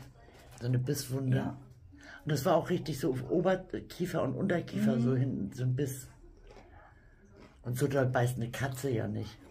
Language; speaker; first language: German; native; German